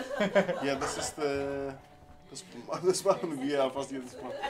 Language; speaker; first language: German; native; German